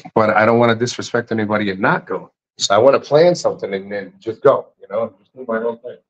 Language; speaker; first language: English; native; English